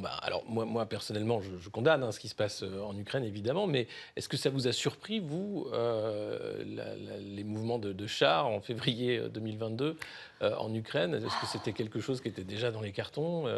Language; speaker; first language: French; native; French